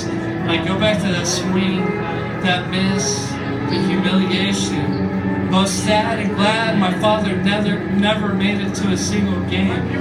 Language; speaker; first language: English; native; English